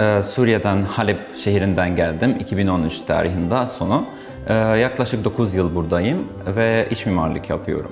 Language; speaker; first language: Turkish; non-native, fluent; Arabic